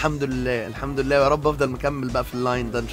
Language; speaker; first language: Arabic; native; Arabic